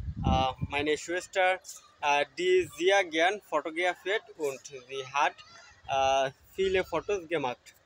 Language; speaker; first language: German; non-native, learner; Bangla